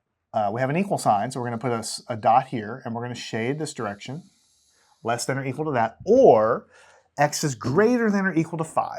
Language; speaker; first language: English; native; English